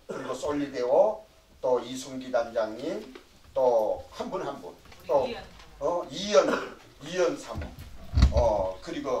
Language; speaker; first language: Korean; native; Korean